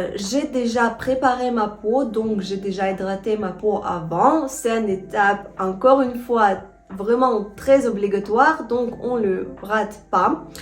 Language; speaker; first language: French; non-native, fluent; Russian